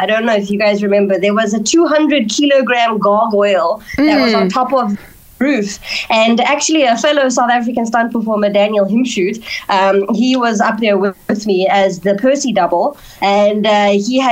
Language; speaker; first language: English; native; English